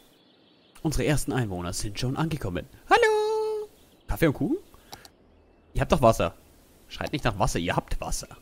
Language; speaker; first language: German; native; German